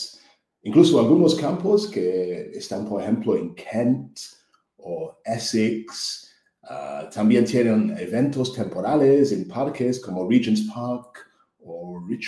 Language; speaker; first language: Spanish; non-native, fluent; English